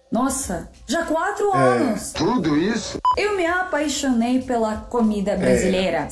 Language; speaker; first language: Portuguese; non-native, fluent; Russian